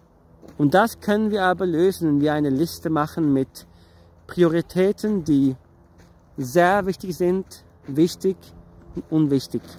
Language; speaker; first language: German; non-native, fluent; Portuguese